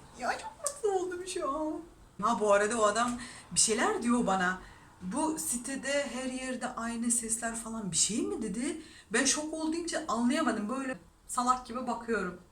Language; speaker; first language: Turkish; non-native, fluent; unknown